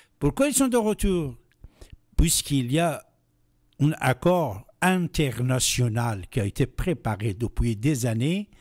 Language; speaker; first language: French; non-native, fluent; Persian